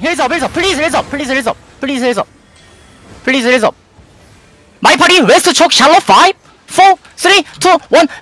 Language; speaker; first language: English; non-native, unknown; Korean